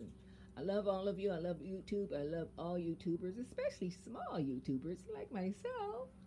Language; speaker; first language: English; native; English